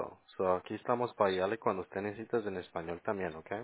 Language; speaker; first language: Spanish; early bilingual, heritage; Spanish